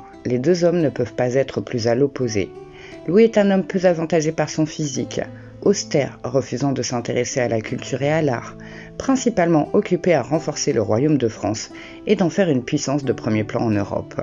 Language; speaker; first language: French; native; French